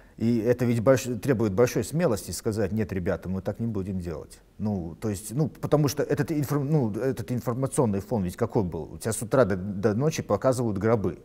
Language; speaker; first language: Russian; non-native, local second language; Latvian